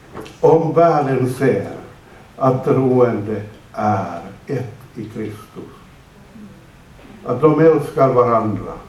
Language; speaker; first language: Swedish; non-native, fluent; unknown